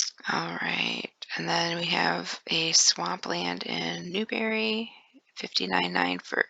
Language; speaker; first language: English; native; English